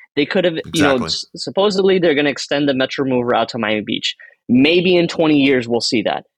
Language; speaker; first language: English; early bilingual, other home language; Spanish